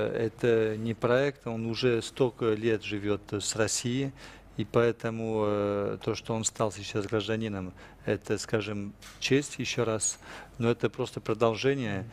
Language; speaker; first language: Russian; non-native, fluent; French